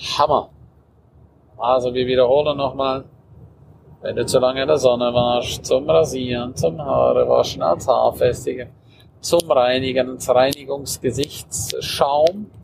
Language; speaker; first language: German; non-native, local second language; Romansh